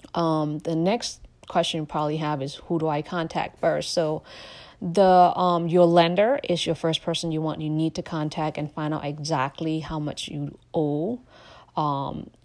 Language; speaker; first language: English; non-native, fluent; Lao